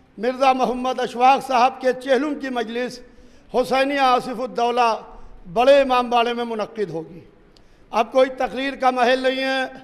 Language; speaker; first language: Urdu; native; Urdu